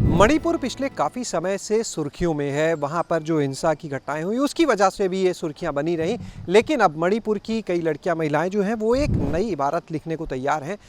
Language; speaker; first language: Hindi; native; Hindi